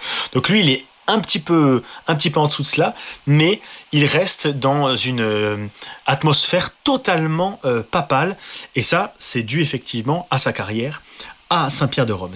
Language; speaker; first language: French; native; French